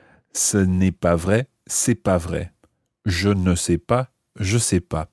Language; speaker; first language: French; non-native, fluent; English